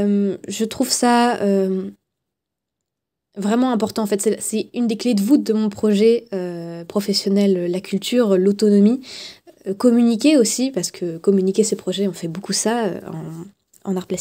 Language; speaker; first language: French; native; French